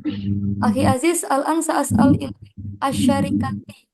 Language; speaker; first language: Arabic; non-native, fluent; Indonesian